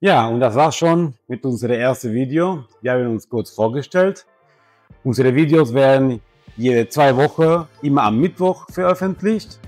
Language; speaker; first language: German; non-native, fluent; Spanish